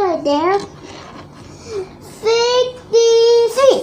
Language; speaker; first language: English; non-native, learner; Thai